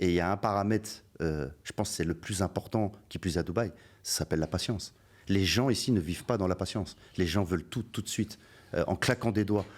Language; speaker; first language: French; native; French